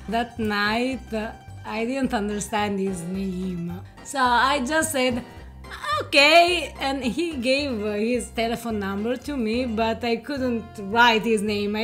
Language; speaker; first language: English; non-native, fluent; Italian